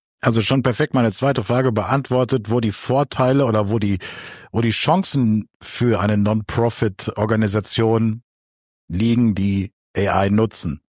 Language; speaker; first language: German; native; German